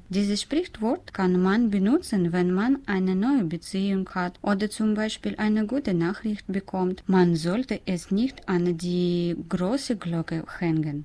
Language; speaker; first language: German; non-native, learner; Russian